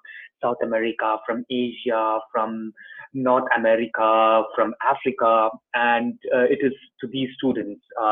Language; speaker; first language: English; non-native, local second language; Tamil